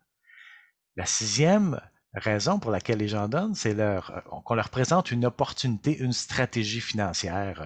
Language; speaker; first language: French; native; French